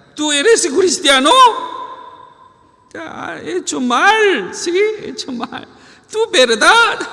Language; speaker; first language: Spanish; non-native, learner; Korean